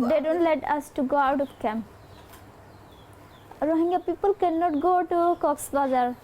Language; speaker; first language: English; non-native, learner; Rohingya